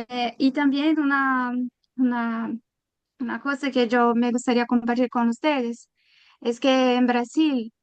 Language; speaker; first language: Spanish; non-native, learner; Portuguese